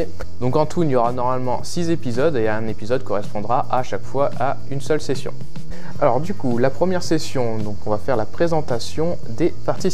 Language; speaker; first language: French; native; French